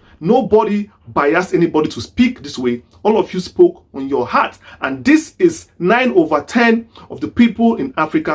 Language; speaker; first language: English; non-native, local second language; Igbo